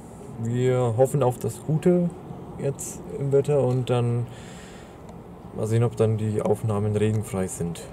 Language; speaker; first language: German; native; German